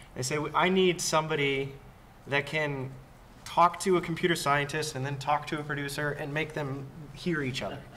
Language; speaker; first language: English; native; English